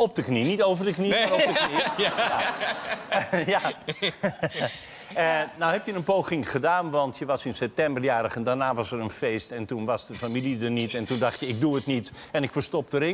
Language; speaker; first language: Dutch; native; Dutch